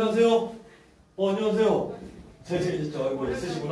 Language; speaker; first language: Korean; native; Korean